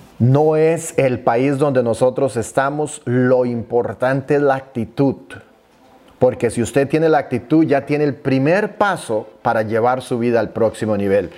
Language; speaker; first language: Spanish; native; Spanish